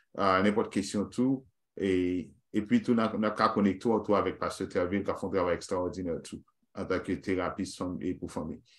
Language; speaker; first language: French; native; French